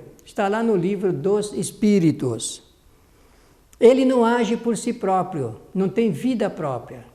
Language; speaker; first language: Portuguese; native; Portuguese